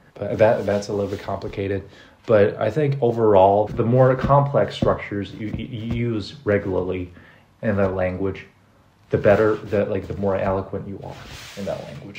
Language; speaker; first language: English; non-native, fluent; Chinese